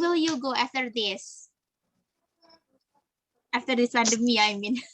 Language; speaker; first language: English; non-native, fluent; Indonesian